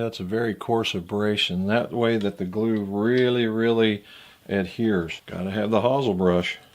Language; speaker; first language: English; native; English